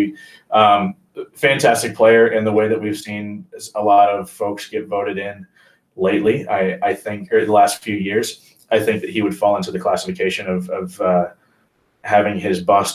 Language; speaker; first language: English; native; English